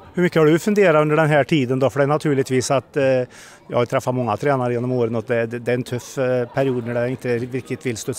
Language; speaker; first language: Swedish; native; Swedish